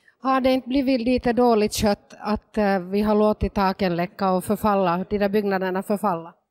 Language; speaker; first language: Swedish; native; Swedish